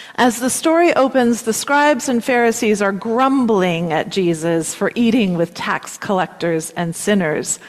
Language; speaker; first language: English; native; English